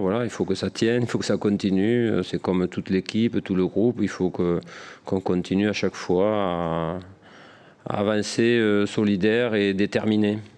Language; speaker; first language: French; native; French